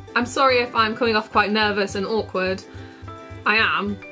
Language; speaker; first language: English; native; English